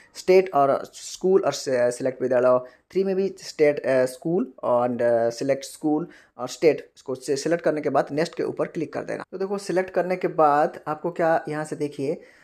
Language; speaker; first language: Hindi; non-native, local second language; Bangla